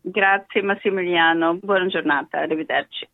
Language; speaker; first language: Italian; early bilingual, other home language; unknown